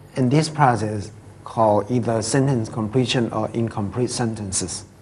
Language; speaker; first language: English; non-native, fluent; Thai